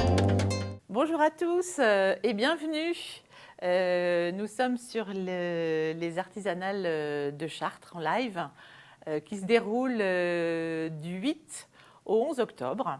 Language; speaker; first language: French; native; French